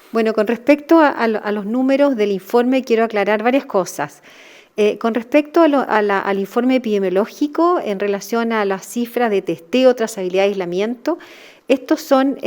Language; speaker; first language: Spanish; native; Spanish